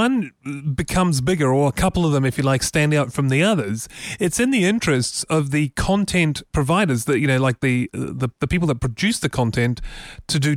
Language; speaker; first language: English; native; English